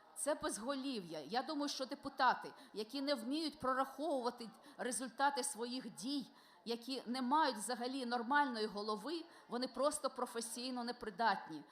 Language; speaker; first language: Ukrainian; non-native, local second language; Russian